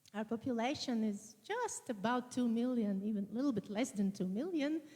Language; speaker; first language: English; non-native, fluent; Latvian